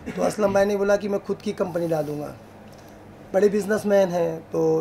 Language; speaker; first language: Hindi; native; Hindi